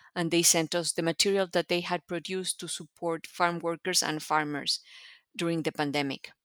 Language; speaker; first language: English; non-native, fluent; Spanish